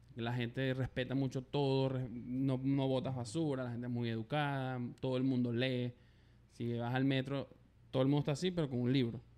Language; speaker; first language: Spanish; native; Spanish